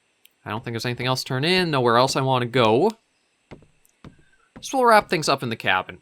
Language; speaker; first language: English; native; English